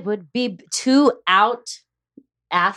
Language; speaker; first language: English; native; English